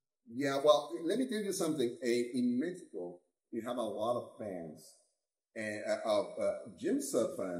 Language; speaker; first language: English; non-native, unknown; Spanish